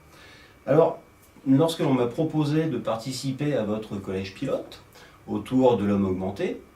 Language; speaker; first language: French; native; French